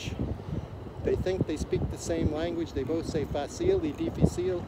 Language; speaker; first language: English; native; English